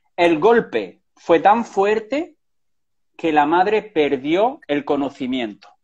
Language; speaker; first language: Spanish; native; Spanish